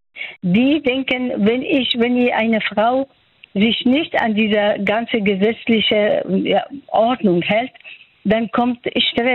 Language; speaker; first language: German; non-native, fluent; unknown